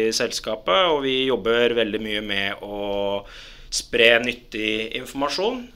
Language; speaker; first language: Norwegian; early bilingual, other home language; Arabic